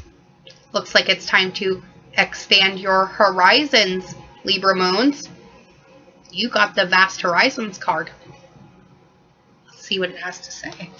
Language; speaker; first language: English; native; English